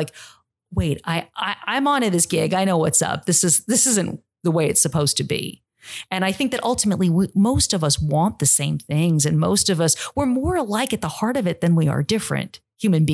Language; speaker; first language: English; native; English